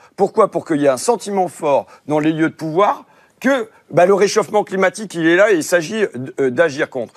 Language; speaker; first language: French; native; French